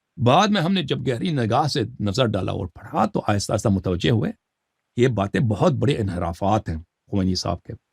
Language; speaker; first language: Urdu; early bilingual, heritage; Urdu